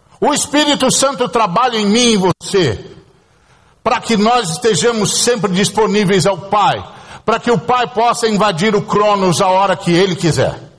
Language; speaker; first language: Portuguese; native; Portuguese